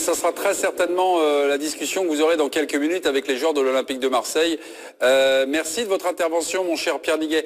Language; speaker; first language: French; native; French